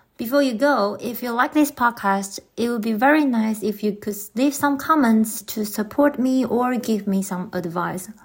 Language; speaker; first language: English; non-native, fluent; Chinese